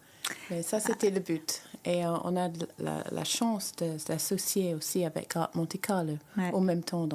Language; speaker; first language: French; native; French